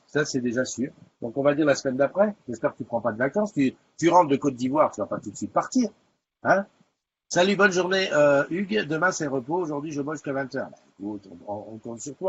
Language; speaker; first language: French; native; French